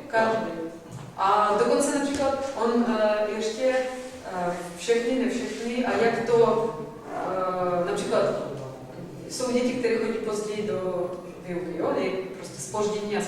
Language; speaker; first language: Czech; non-native, fluent; Russian